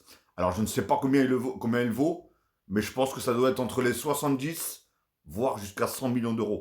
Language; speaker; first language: French; native; French